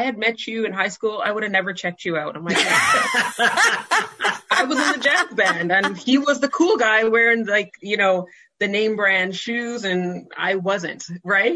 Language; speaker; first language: English; native; English